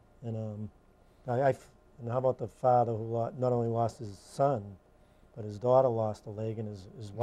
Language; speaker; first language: English; native; English